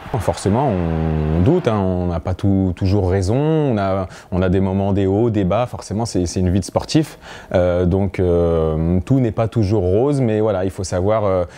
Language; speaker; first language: French; native; French